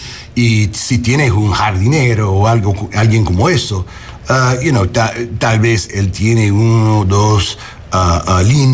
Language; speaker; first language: Spanish; non-native, learner; English